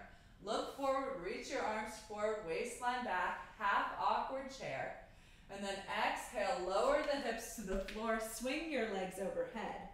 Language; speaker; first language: English; native; English